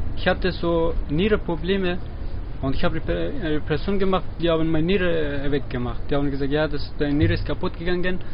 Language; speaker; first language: German; non-native, learner; Persian